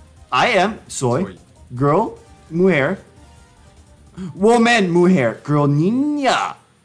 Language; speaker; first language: Spanish; non-native, learner; English